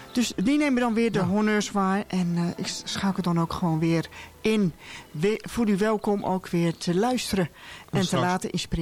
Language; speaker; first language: Dutch; native; Dutch